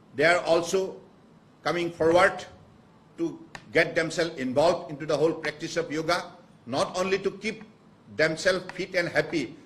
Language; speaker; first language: English; non-native, local second language; Assamese